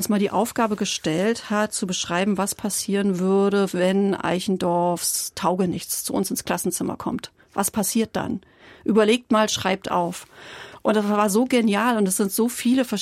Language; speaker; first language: German; native; German